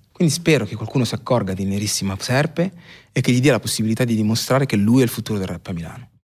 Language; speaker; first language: Italian; early bilingual, other home language; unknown